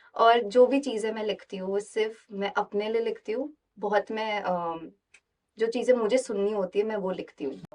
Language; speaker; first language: Hindi; native; Hindi